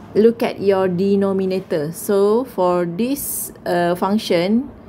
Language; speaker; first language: English; non-native, local second language; Malay